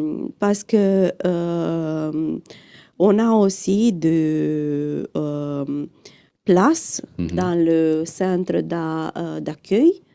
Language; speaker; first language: French; non-native, fluent; Romanian